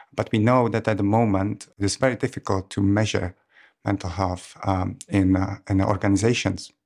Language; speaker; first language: English; non-native, fluent; Czech